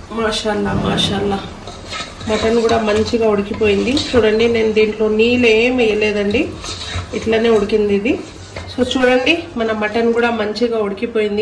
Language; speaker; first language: Telugu; non-native, local second language; Urdu